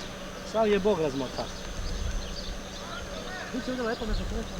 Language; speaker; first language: Bosnian; native; Bosnian